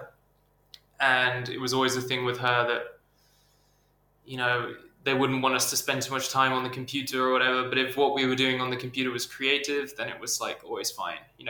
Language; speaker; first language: English; native; English